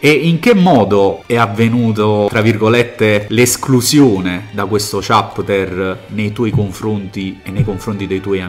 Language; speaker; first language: Italian; native; Italian